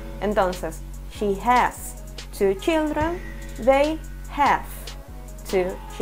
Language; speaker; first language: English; non-native, fluent; Spanish